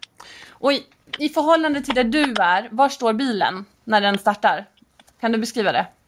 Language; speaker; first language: Swedish; native; Swedish